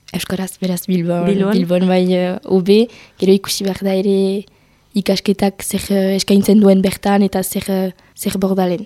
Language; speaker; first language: Basque; non-native, local second language; French